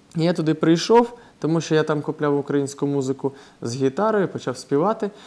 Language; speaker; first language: Ukrainian; non-native, local second language; Russian